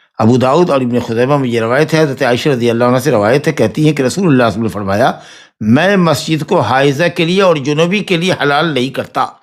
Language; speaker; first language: Urdu; native; Urdu